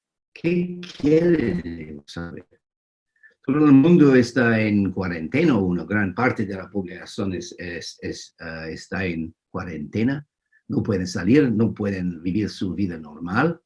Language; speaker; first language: Spanish; non-native, fluent; English